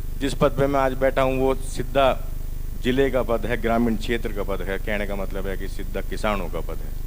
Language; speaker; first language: Hindi; native; Hindi